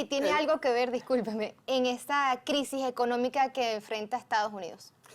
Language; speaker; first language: Spanish; native; Spanish